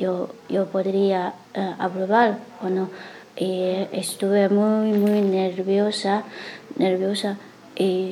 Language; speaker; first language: Spanish; non-native, learner; Chinese